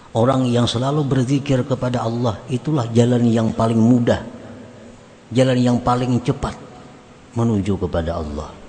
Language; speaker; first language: Indonesian; non-native, local second language; Banjar